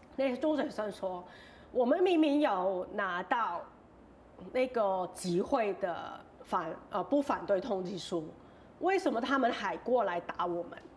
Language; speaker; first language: Chinese; non-native, local second language; Cantonese